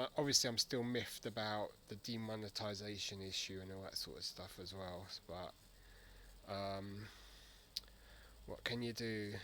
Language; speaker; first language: English; native; English